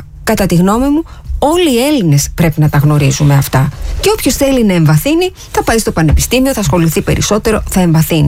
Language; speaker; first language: Greek; native; Greek